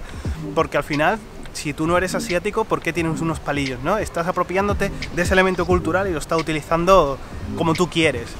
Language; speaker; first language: Spanish; native; Spanish